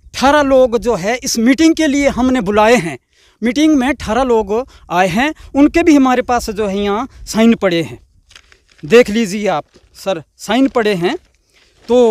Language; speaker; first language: Hindi; non-native, local second language; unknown